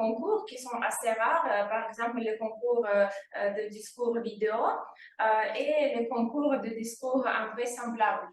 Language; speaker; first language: French; non-native, fluent; Russian